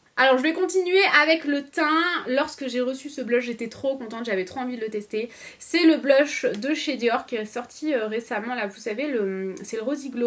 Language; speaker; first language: French; native; French